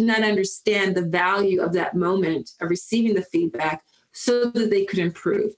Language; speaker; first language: English; native; English